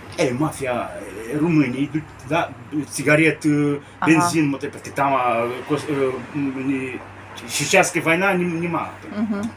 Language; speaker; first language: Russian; non-native, learner; Romanian